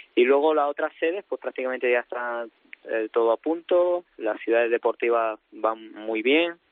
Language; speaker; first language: Spanish; native; Spanish